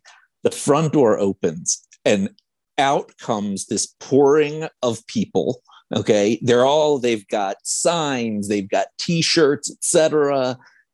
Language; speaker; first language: English; native; English